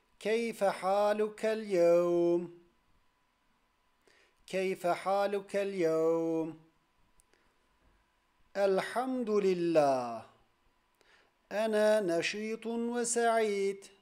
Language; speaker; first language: Arabic; non-native, fluent; Turkish